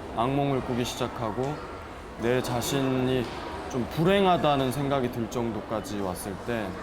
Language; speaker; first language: Korean; native; Korean